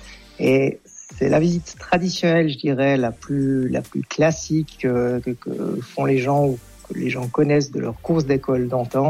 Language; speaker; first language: French; native; French